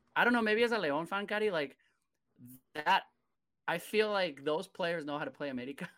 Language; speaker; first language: English; native; English